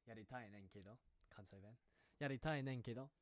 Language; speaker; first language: Japanese; non-native, learner; English